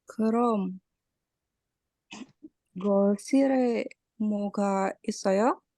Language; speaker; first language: Korean; non-native, learner; Indonesian